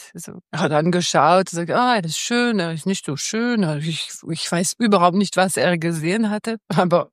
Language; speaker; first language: German; non-native, local second language; French